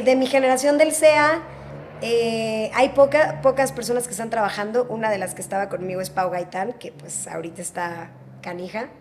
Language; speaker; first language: Spanish; native; Spanish